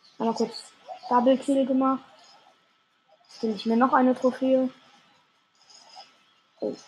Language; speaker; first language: German; native; German